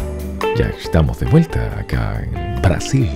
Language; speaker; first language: Portuguese; non-native, fluent; Spanish